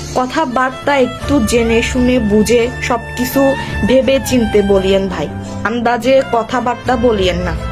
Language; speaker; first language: Bangla; non-native, local second language; Chakma